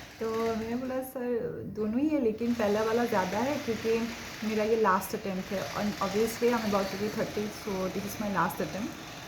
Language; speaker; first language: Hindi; non-native, local second language; Assamese